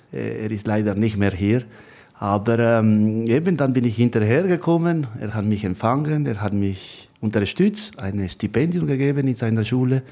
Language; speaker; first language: German; non-native, fluent; Spanish